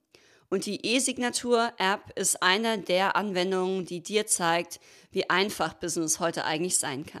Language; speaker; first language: German; native; German